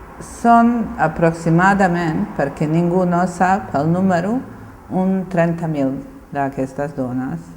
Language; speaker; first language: Catalan; non-native, fluent; Bosnian